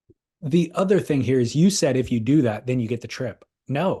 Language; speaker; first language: English; native; English